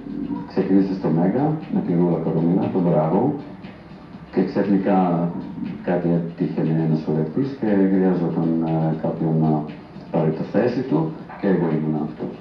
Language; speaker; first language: Greek; non-native, fluent; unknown